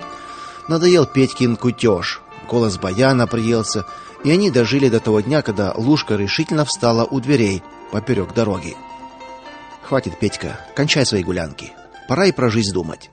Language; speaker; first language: Russian; native; Russian